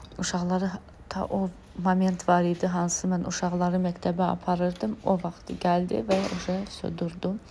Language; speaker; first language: Azerbaijani; non-native, fluent; Lezghian